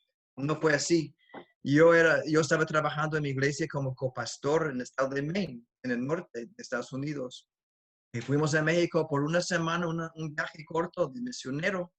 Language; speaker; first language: Spanish; non-native, fluent; English